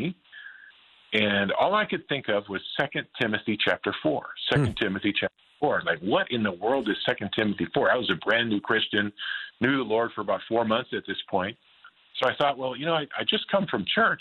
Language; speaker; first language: English; native; English